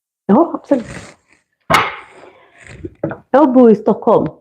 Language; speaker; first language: Swedish; non-native, fluent; Kikuyu